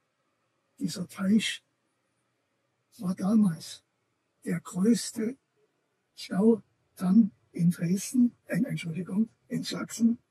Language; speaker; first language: German; native; German